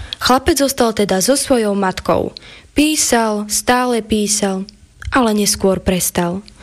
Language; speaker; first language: Slovak; native; Slovak